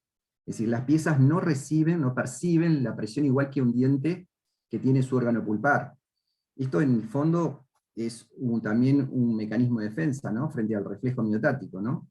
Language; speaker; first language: Spanish; native; Spanish